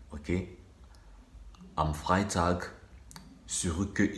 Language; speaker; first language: German; non-native, learner; French